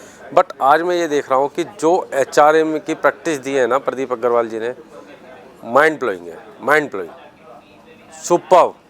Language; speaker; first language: Hindi; native; Hindi